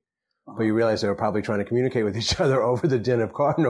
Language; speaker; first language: English; native; English